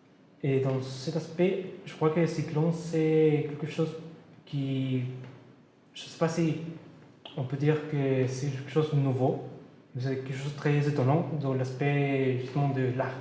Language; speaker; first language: French; non-native, learner; Spanish